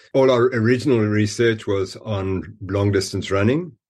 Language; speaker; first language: English; native; English